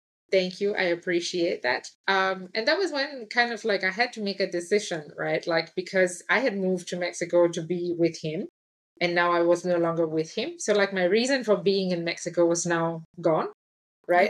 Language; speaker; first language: English; native; English